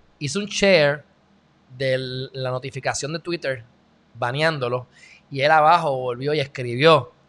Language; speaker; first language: Spanish; native; Spanish